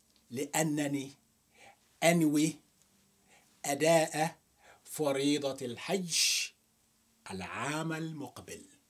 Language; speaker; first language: Arabic; non-native, fluent; Yoruba